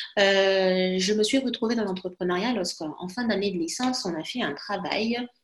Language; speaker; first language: French; non-native, local second language; Lingala